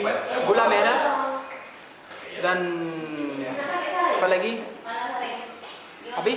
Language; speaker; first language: Indonesian; non-native, learner; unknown